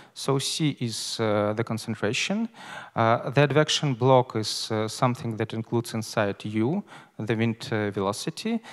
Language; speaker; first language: English; non-native, fluent; Russian